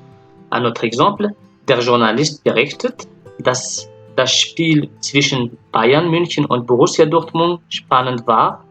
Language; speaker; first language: German; non-native, fluent; French